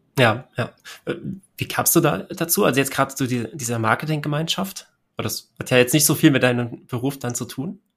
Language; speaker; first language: German; native; German